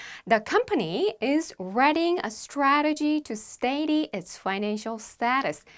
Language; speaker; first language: English; non-native, fluent; Korean